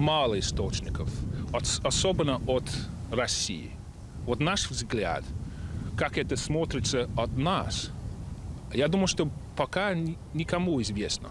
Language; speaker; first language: Russian; non-native, fluent; English